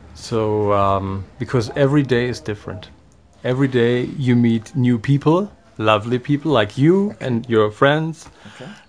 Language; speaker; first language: English; non-native, fluent; German